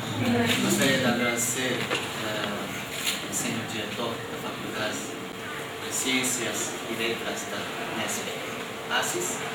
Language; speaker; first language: Portuguese; non-native, fluent; Japanese